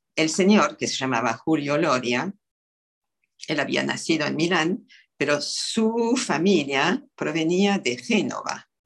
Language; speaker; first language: Spanish; non-native, fluent; French